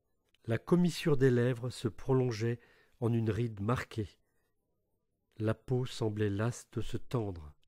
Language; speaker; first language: French; native; French